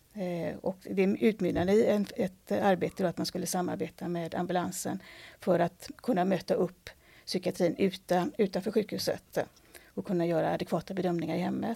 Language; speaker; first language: Swedish; native; Swedish